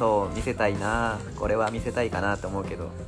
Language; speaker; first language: Japanese; native; Japanese